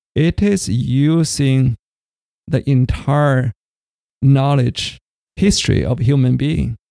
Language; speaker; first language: English; non-native, fluent; Chinese